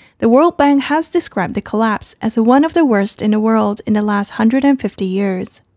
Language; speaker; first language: English; non-native, fluent; Chinese